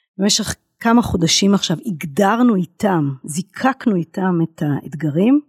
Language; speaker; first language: Hebrew; native; Hebrew